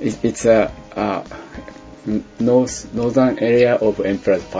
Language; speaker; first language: English; non-native, learner; Japanese